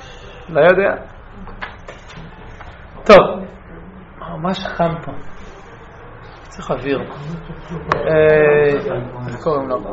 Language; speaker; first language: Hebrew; non-native, fluent; English